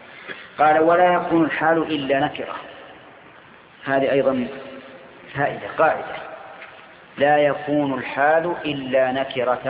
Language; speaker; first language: Arabic; native; Arabic